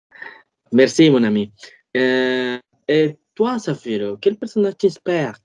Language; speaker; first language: French; non-native, learner; Spanish